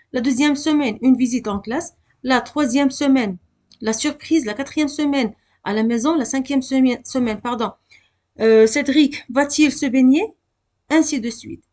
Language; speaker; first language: French; non-native, local second language; Arabic